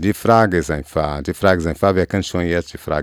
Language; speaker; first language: German; non-native, learner; Portuguese